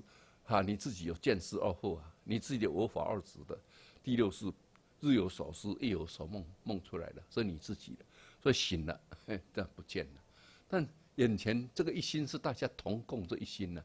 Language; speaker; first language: Chinese; native; Chinese